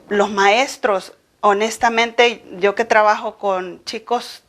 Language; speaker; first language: Spanish; native; Spanish